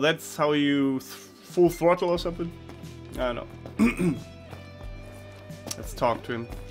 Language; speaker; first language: English; non-native, fluent; German